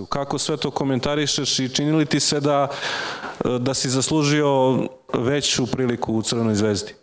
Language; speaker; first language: Serbian; native; Serbian